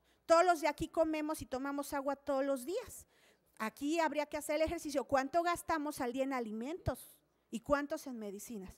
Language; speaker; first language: Spanish; native; Spanish